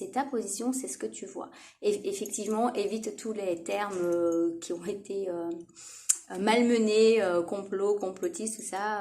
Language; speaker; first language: French; native; French